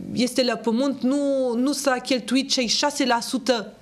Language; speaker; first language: Romanian; non-native, fluent; French